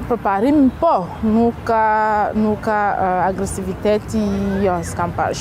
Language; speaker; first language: Albanian; non-native, learner; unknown